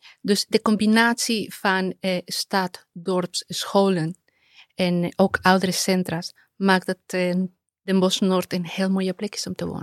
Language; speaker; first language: Dutch; non-native, fluent; Spanish